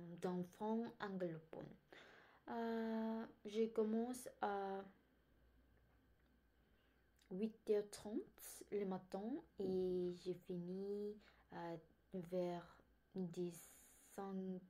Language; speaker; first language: French; non-native, learner; Korean